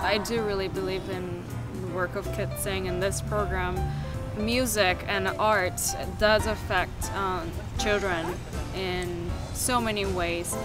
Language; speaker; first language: English; non-native, fluent; Japanese